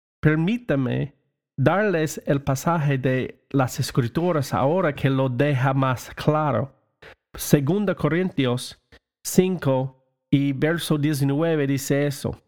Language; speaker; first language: Spanish; non-native, learner; English